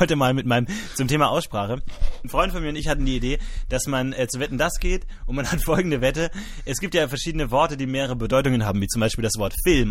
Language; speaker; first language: German; native; German